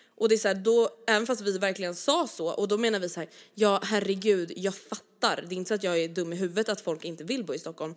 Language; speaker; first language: Swedish; native; Swedish